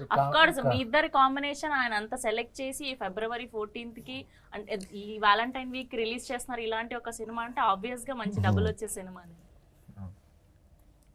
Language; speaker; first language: Telugu; native; Telugu